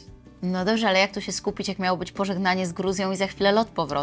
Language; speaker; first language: Polish; native; Polish